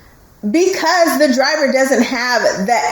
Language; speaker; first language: English; native; English